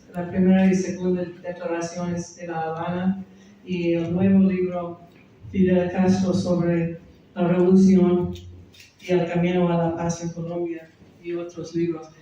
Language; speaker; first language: Spanish; non-native, learner; English